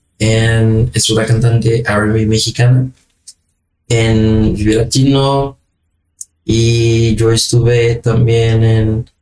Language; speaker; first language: Spanish; non-native, fluent; Haitian Creole